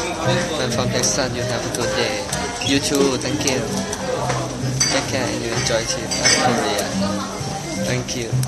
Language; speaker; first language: English; non-native, learner; Thai